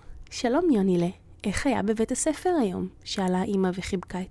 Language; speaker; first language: Hebrew; native; Hebrew